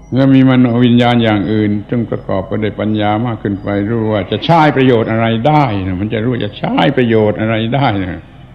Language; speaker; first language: Thai; native; Thai